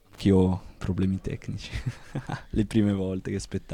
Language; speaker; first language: Italian; native; Italian